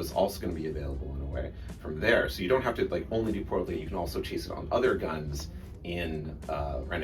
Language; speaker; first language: English; native; English